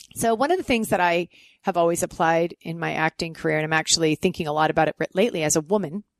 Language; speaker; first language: English; native; English